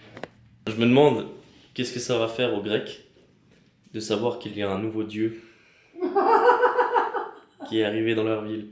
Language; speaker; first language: French; native; French